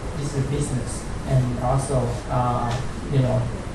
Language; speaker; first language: English; non-native, fluent; Thai